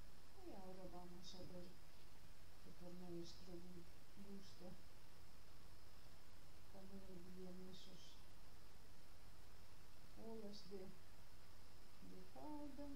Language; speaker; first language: Spanish; non-native, learner; Russian